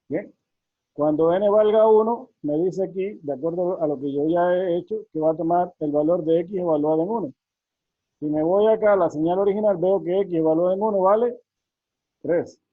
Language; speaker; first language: Spanish; native; Spanish